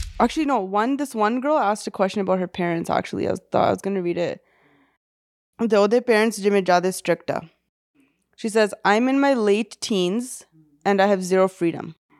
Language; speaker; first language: English; early bilingual, other home language; Punjabi